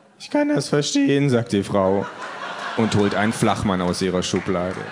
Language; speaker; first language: German; native; German